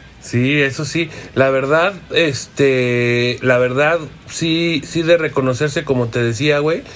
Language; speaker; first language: Spanish; native; Spanish